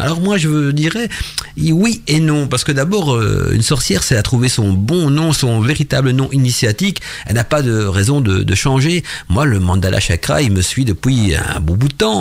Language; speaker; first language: French; native; French